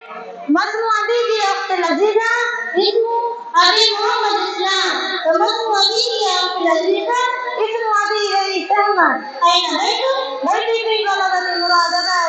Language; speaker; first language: Arabic; non-native, learner; Urdu